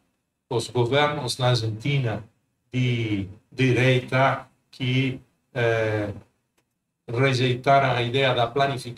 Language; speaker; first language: Portuguese; non-native, fluent; Spanish